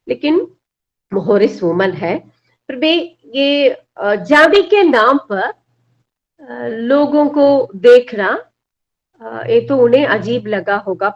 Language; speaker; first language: Hindi; non-native, local second language; Malayalam